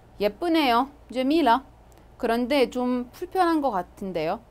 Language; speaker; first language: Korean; non-native, fluent; Arabic